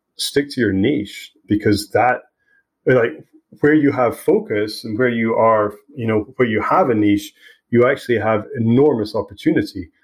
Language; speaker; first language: English; native; English